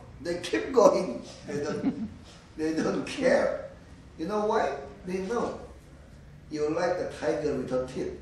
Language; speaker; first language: English; non-native, learner; Indonesian